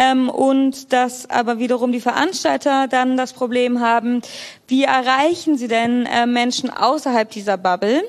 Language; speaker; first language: German; native; German